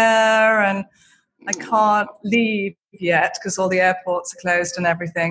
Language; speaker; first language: English; native; English